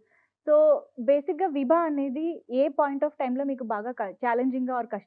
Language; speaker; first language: Telugu; native; Telugu